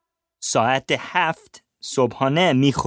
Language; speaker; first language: Persian; non-native, learner; English